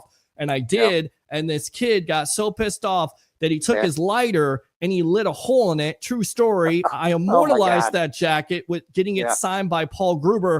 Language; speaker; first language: English; native; English